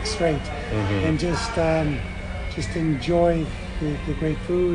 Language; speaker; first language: English; native; English